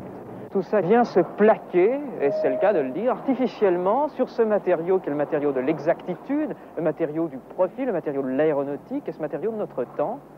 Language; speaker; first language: French; native; French